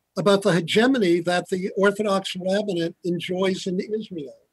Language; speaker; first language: English; native; English